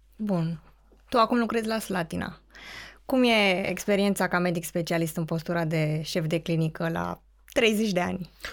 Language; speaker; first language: Romanian; native; Romanian